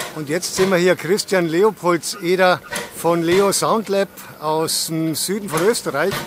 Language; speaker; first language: German; native; German